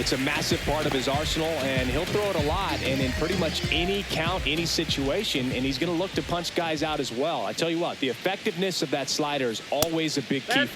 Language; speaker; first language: English; native; English